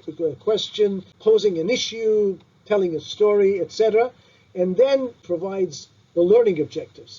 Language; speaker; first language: English; non-native, fluent; Turkish